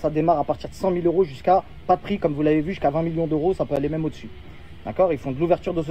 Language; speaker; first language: French; native; French